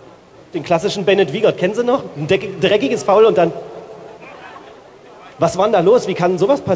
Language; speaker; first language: German; native; German